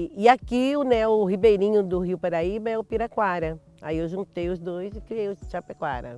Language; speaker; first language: Portuguese; native; Portuguese